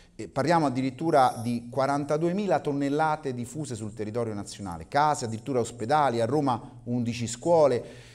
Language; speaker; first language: Italian; native; Italian